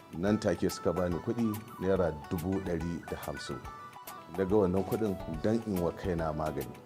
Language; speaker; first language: Hausa; native; Hausa